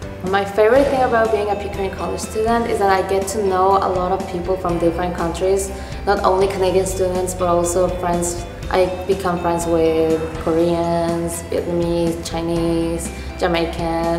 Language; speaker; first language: English; non-native, fluent; Spanish